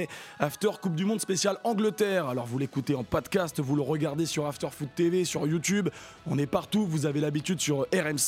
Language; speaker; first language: French; native; French